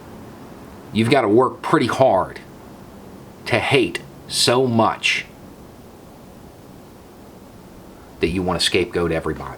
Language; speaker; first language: English; native; English